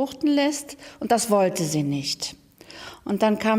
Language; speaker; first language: German; non-native, learner; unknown